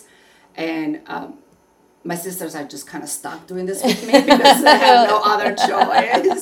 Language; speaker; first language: English; non-native, fluent; Albanian